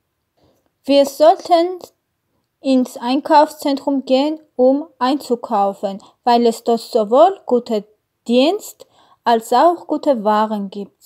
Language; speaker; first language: German; non-native, learner; Armenian